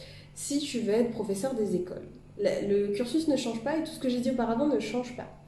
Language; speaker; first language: French; native; French